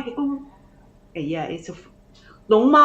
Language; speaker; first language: English; non-native, learner; Chinese